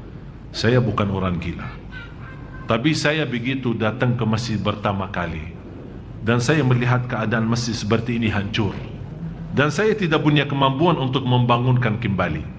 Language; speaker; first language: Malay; non-native, fluent; Arabic